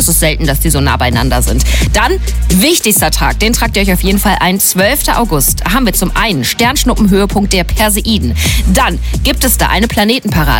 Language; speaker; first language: German; native; German